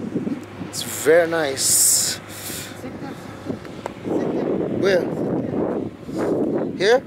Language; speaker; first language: English; non-native, local second language; Filipino